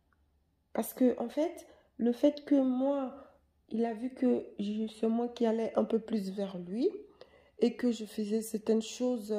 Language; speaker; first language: French; native; French